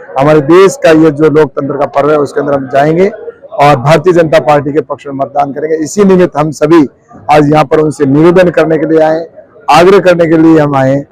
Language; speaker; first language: Hindi; native; Hindi